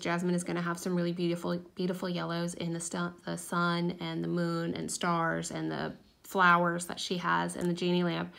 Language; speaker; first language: English; native; English